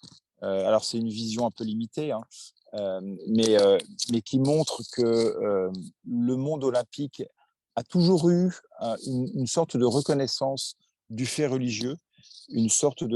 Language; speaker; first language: French; native; French